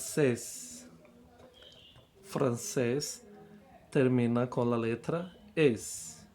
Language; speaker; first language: Spanish; non-native, fluent; Portuguese